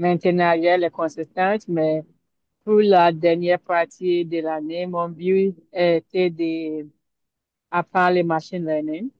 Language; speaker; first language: French; non-native, learner; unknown